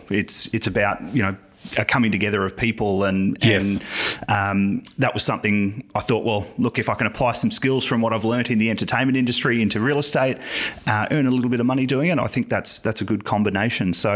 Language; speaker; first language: English; native; English